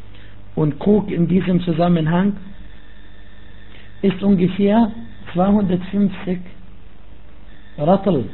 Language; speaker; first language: German; non-native, fluent; Arabic